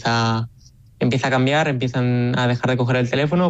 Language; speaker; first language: Spanish; native; Spanish